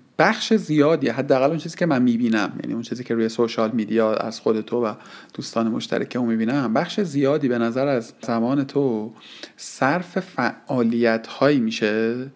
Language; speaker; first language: Persian; native; Persian